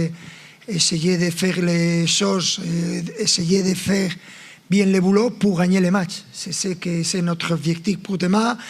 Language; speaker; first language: French; non-native, fluent; Spanish